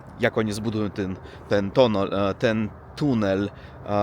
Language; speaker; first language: Polish; non-native, learner; Russian